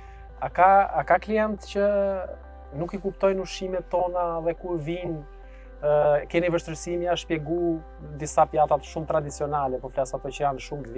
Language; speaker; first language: Albanian; native; Albanian